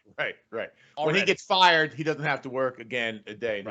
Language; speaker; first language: English; native; English